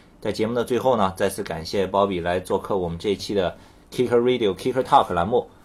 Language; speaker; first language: Chinese; native; Chinese